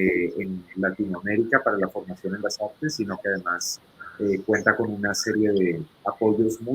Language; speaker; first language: Spanish; native; Spanish